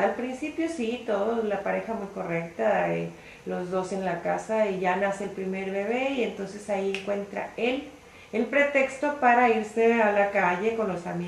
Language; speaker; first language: Spanish; native; Spanish